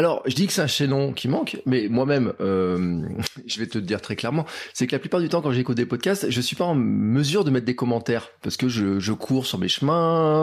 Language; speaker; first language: French; native; French